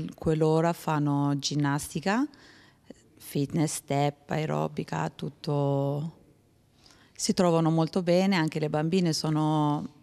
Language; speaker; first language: Italian; non-native, fluent; Albanian